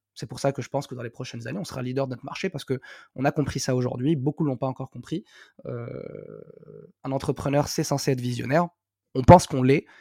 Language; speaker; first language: French; non-native, local second language; Arabic